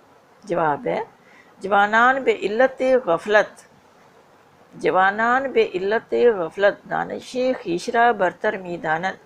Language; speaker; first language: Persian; non-native, fluent; Urdu